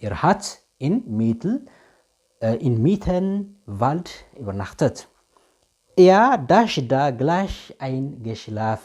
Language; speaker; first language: German; non-native, fluent; Tigrinya